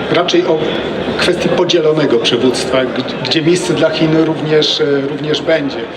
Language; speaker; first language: Polish; native; Polish